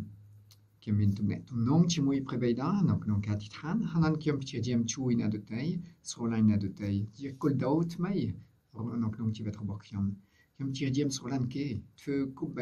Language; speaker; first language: Khmer; non-native, fluent; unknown